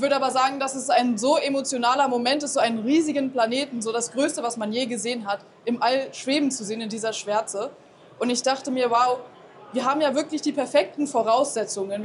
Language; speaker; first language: German; native; German